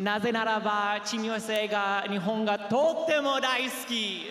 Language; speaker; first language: Japanese; non-native, learner; English